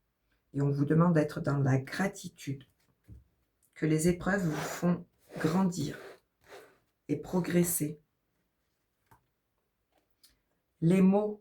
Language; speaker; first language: French; native; French